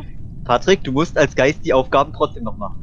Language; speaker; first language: German; native; German